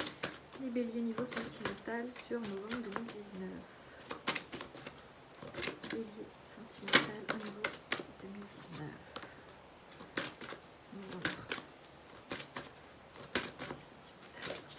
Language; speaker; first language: French; native; French